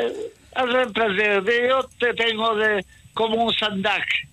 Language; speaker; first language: Spanish; early bilingual, heritage; Ladino